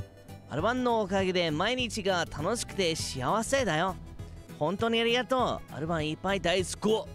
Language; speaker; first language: Japanese; non-native, learner; English